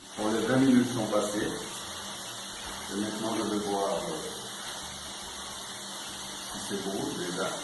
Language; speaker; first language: French; non-native, learner; Portuguese